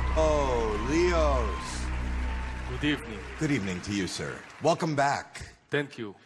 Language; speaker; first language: English; non-native, fluent; Hebrew